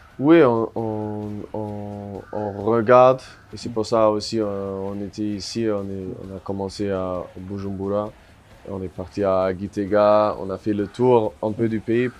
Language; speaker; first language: French; non-native, fluent; German